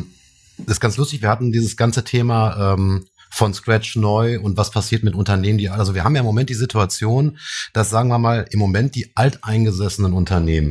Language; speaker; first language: German; native; German